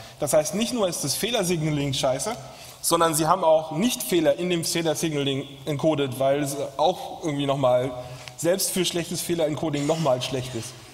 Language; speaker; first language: German; native; German